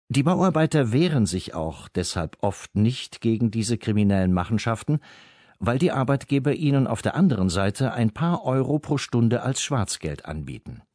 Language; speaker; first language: German; native; German